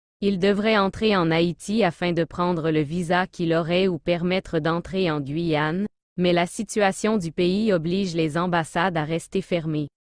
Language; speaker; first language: French; non-native, local second language; Haitian Creole